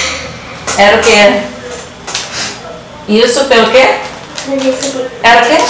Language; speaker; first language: Portuguese; native; Portuguese